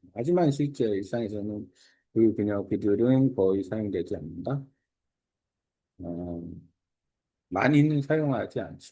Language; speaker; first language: Korean; native; Korean